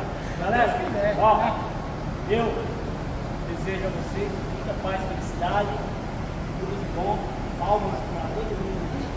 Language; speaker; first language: Portuguese; native; Portuguese